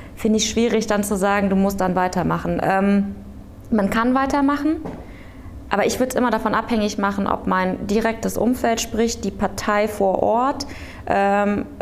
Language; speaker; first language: German; early bilingual, other home language; Korean